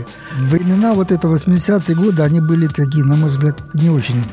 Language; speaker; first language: Russian; native; Russian